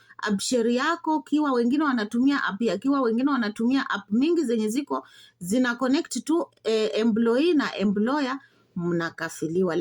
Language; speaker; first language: Swahili; non-native, local second language; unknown